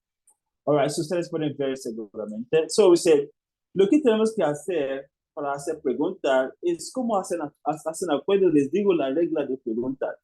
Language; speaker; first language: Spanish; non-native, fluent; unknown